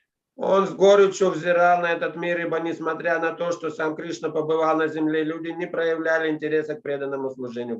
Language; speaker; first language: Russian; native; Russian